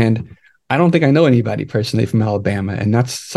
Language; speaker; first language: English; native; English